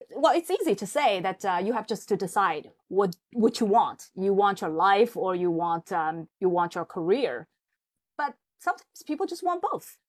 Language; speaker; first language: English; non-native, fluent; Chinese